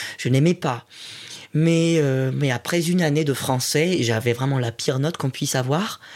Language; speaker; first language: French; non-native, fluent; German